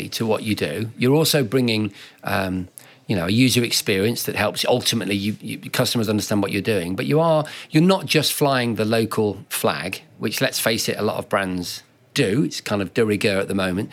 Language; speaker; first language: English; native; English